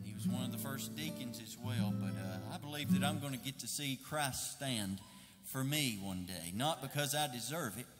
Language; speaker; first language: English; native; English